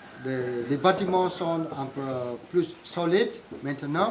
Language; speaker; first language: French; non-native, learner; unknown